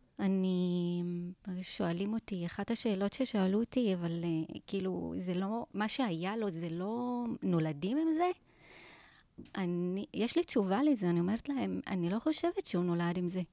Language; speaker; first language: Hebrew; non-native, local second language; Arabic